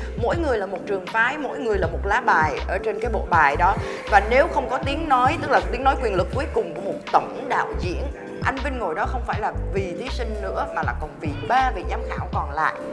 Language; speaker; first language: Vietnamese; native; Vietnamese